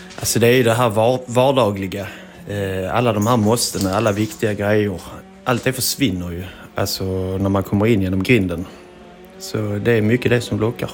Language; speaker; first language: Swedish; native; Swedish